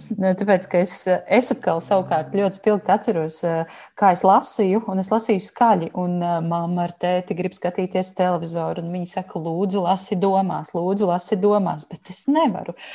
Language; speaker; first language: Latvian; native; Latvian